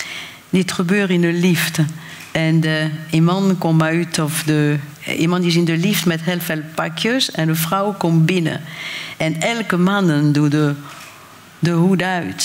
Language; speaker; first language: Dutch; non-native, fluent; French